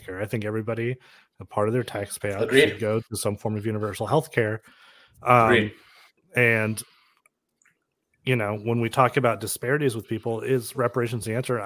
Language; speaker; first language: English; native; English